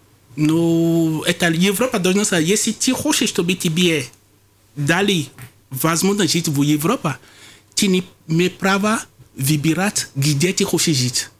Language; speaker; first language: Russian; non-native, fluent; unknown